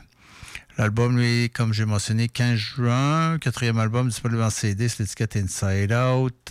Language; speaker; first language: French; native; French